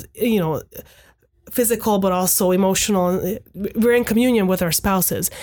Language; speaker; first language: English; non-native, fluent; Hungarian